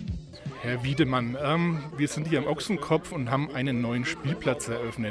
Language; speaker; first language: German; native; German